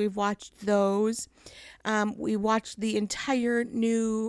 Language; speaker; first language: English; native; English